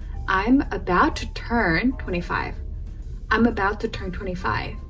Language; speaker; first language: English; early bilingual, other home language; Korean